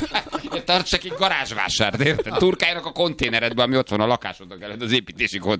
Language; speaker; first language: Hungarian; native; Hungarian